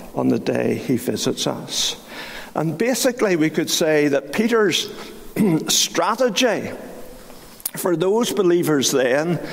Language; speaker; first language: English; native; English